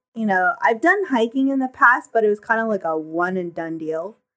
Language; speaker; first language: English; early bilingual, other home language; Filipino